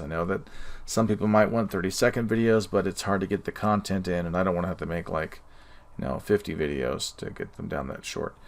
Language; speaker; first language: English; native; English